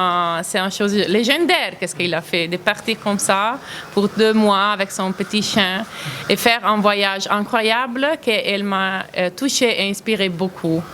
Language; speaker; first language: French; non-native, fluent; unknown